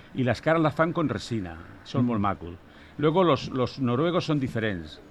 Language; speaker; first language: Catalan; non-native, local second language; Spanish